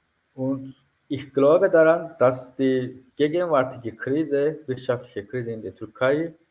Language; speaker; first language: German; non-native, fluent; Turkish